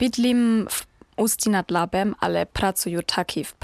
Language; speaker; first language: Czech; non-native, learner; German